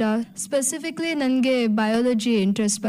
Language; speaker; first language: Kannada; early bilingual, heritage; Kannada